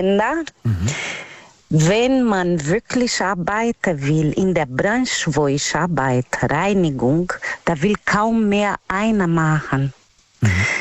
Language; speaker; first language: German; non-native, learner; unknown